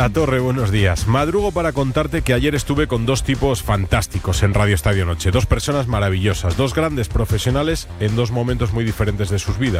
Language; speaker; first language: Spanish; native; Spanish